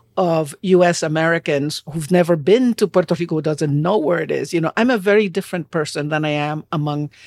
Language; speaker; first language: English; non-native, fluent; Spanish